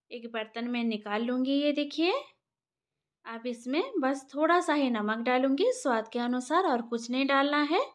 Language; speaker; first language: Hindi; non-native, local second language; Bangla